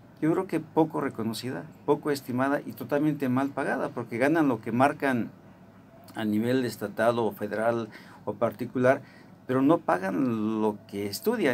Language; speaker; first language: Spanish; native; Spanish